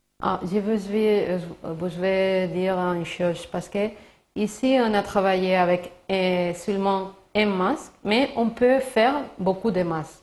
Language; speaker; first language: French; non-native, learner; Spanish